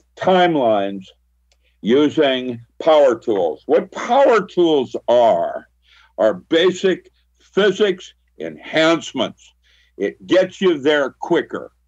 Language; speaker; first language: English; early bilingual, other home language; Filipino